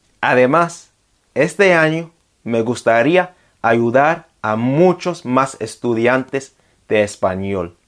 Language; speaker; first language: Spanish; non-native, fluent; English